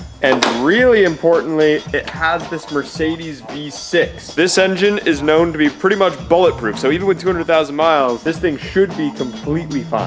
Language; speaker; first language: English; native; English